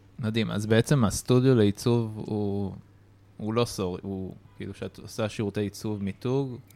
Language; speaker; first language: Hebrew; native; Hebrew